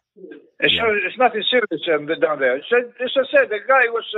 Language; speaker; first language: English; non-native, learner; Greek